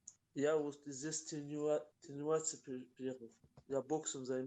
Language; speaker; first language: Russian; non-native, local second language; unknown